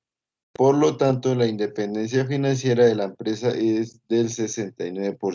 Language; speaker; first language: Spanish; native; Spanish